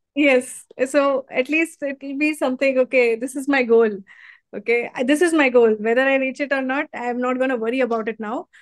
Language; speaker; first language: English; non-native, local second language; Hindi